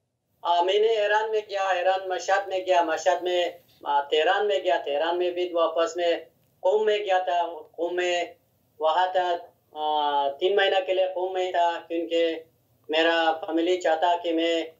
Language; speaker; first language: Hindi; non-native, learner; Hazaragi